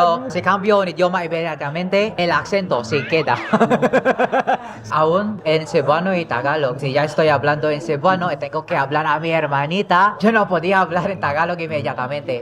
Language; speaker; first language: Spanish; non-native, fluent; Cebuano